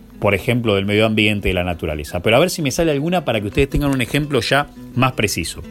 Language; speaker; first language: Spanish; native; Spanish